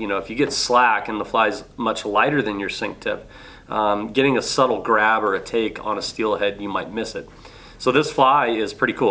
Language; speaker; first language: English; native; English